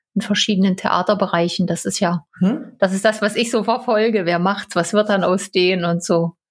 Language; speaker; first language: German; native; German